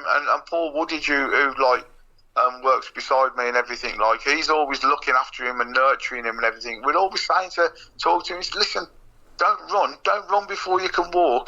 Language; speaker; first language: English; native; English